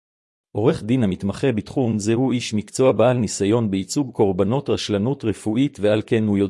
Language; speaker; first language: Hebrew; native; Hebrew